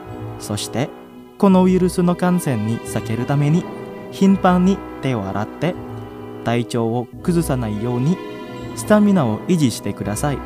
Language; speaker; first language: Japanese; non-native, fluent; Indonesian